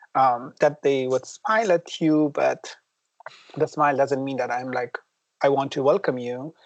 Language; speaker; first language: English; non-native, fluent; Persian